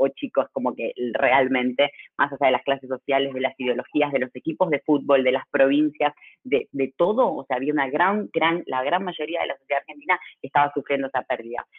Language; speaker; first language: Spanish; native; Spanish